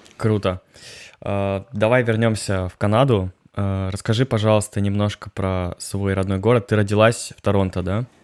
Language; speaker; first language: Russian; native; Russian